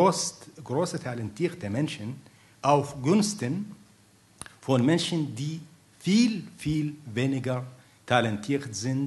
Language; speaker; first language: German; non-native, fluent; Arabic